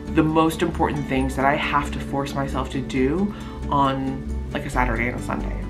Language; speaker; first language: English; native; English